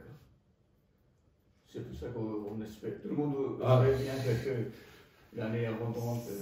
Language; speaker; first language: French; non-native, fluent; Japanese